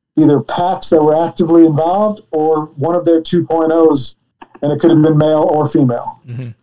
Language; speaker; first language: English; native; English